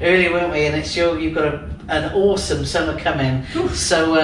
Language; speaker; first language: English; native; English